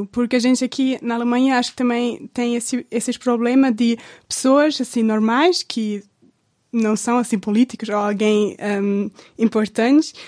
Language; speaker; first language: Portuguese; non-native, fluent; German